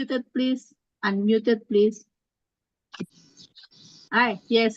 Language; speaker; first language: English; non-native, learner; Indonesian